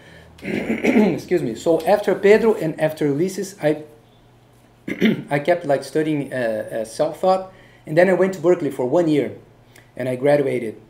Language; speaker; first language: English; non-native, fluent; Portuguese